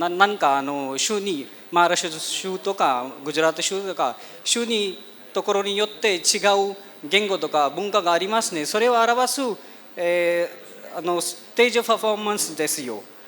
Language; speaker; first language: Japanese; non-native, fluent; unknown